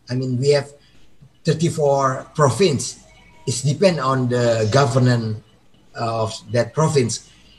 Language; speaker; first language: English; non-native, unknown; Indonesian